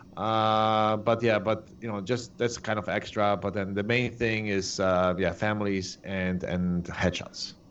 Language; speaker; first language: English; non-native, fluent; Polish